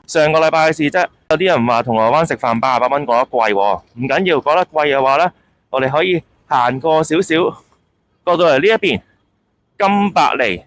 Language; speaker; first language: Cantonese; native; Cantonese